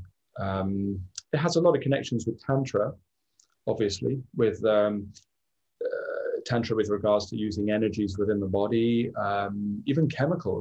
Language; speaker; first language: English; native; English